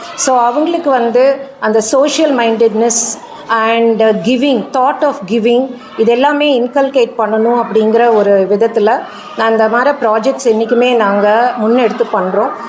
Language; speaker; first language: Tamil; native; Tamil